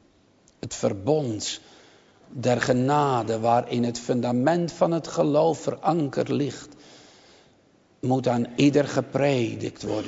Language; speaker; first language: Dutch; native; Dutch